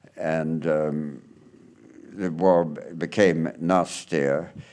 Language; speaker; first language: English; native; English